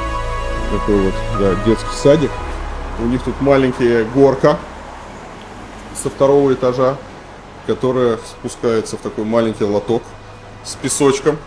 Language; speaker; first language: Russian; native; Russian